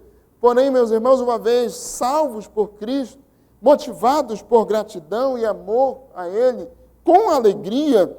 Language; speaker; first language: Portuguese; native; Portuguese